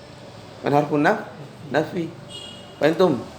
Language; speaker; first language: Arabic; non-native, fluent; Indonesian